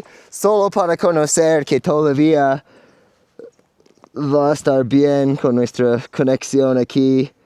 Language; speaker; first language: Spanish; non-native, fluent; English